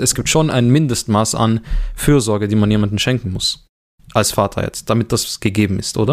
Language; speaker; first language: German; early bilingual, other home language; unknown